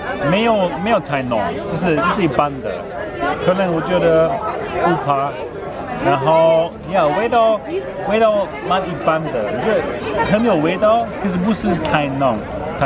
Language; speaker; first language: Chinese; non-native, fluent; German